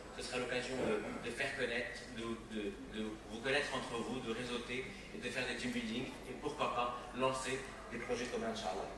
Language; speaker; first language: French; non-native, local second language; Arabic